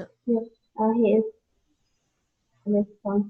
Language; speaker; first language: English; non-native, learner; Vietnamese